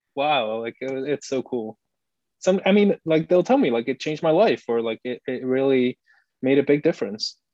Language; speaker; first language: English; non-native, fluent; Dutch